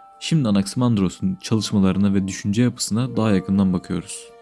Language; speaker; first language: Turkish; native; Turkish